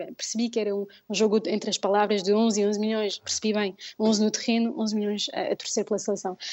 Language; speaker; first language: Portuguese; early bilingual, heritage; Portuguese